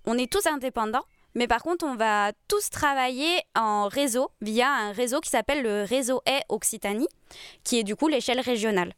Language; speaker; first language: French; native; French